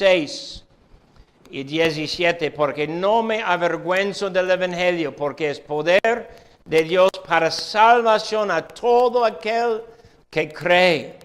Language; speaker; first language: Spanish; non-native, fluent; English